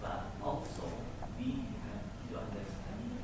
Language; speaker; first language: English; non-native, learner; Indonesian